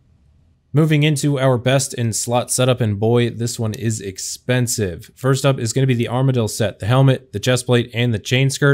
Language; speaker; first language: English; native; English